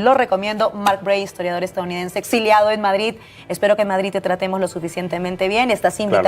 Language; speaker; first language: Spanish; native; Spanish